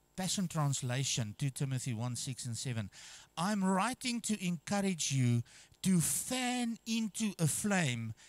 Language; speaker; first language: English; non-native, local second language; Afrikaans